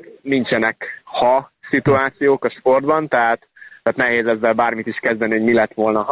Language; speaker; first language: Hungarian; native; Hungarian